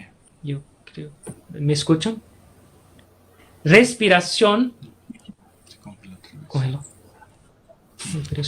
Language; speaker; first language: Spanish; non-native, fluent; Portuguese